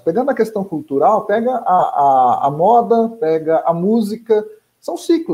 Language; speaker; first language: Portuguese; native; Portuguese